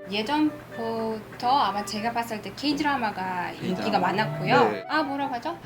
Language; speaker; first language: Korean; non-native, fluent; Uzbek